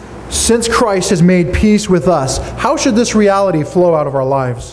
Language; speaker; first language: English; native; English